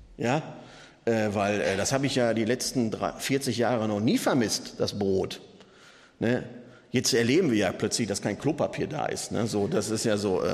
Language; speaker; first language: German; native; German